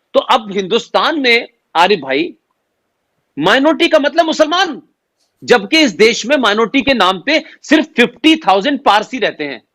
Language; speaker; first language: Hindi; native; Hindi